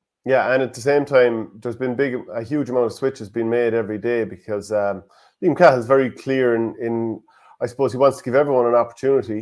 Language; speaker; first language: English; native; English